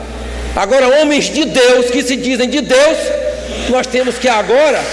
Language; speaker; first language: Portuguese; native; Portuguese